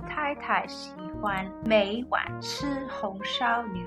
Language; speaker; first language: Chinese; non-native, learner; English